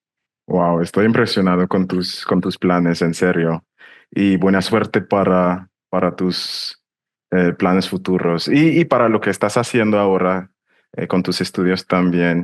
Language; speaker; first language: Spanish; non-native, fluent; English